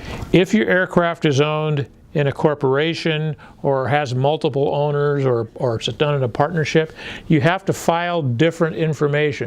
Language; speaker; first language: English; native; English